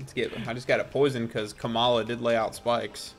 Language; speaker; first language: English; native; English